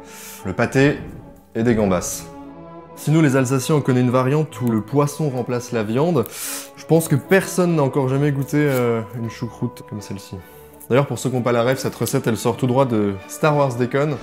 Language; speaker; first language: French; native; French